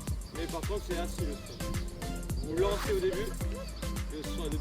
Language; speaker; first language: French; native; French